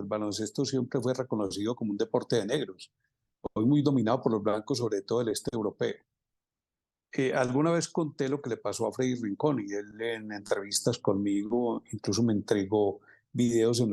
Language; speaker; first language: Spanish; native; Spanish